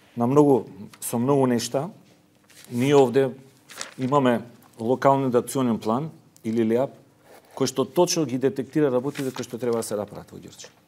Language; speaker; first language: Macedonian; native; Macedonian